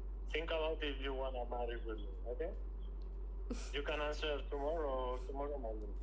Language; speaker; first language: English; non-native, learner; Spanish